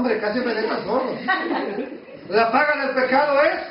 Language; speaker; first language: Spanish; native; Spanish